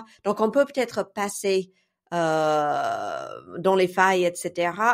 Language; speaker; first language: French; non-native, fluent; English